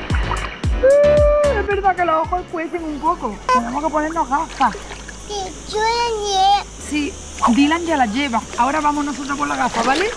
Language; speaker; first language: Spanish; native; Spanish